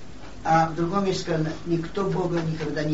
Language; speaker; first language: Polish; non-native, learner; Russian